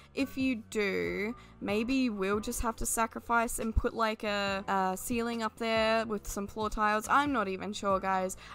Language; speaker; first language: English; native; English